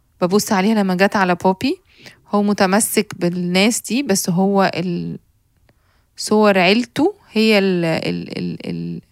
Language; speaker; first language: Arabic; native; Arabic